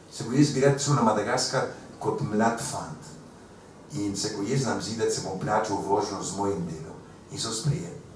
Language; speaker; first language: Slovenian; early bilingual, heritage; Slovenian